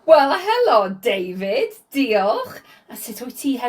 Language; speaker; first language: Welsh; non-native, learner; English